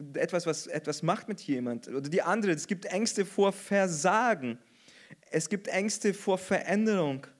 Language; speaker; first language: German; non-native, fluent; Portuguese